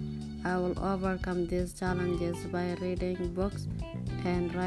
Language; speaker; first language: English; non-native, learner; Somali